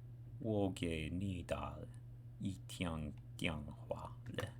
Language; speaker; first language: Chinese; non-native, learner; English